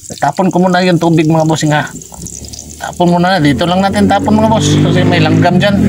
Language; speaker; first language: Filipino; non-native, local second language; Cebuano